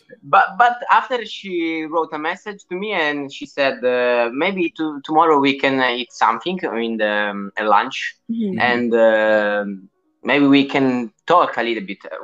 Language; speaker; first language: English; non-native, learner; Italian